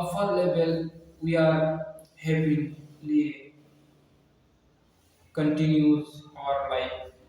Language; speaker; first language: English; non-native, learner; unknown